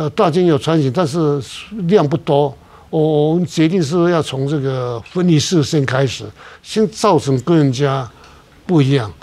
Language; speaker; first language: Chinese; native; Chinese